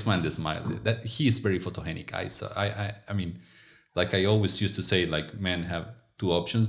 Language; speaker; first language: English; non-native, fluent; Spanish